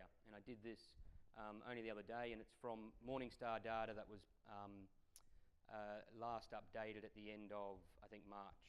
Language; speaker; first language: English; native; English